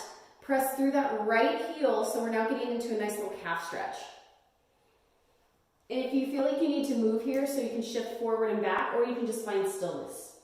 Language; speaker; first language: English; native; English